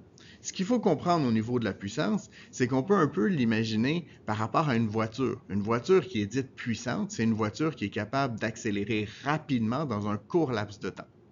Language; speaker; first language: French; native; French